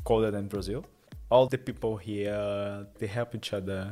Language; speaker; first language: English; non-native, learner; Portuguese